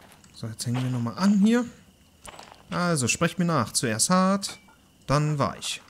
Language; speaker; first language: German; native; German